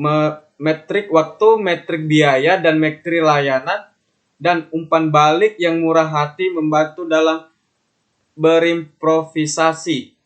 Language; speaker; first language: Indonesian; native; Indonesian